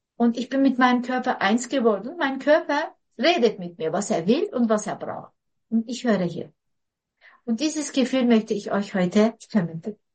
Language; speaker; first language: German; non-native, fluent; Turkish